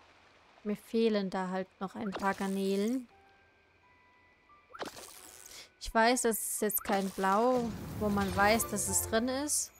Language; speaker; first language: German; native; German